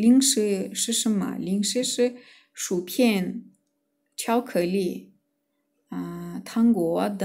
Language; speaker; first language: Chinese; non-native, fluent; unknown